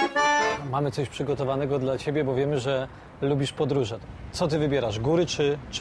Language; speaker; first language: Polish; native; Polish